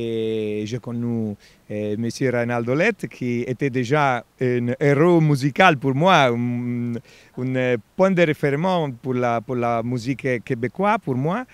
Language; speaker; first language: French; non-native, fluent; Italian